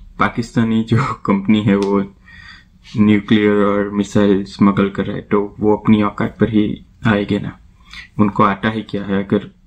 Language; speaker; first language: Hindi; native; Hindi